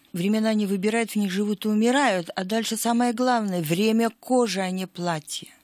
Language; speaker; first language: Russian; native; Russian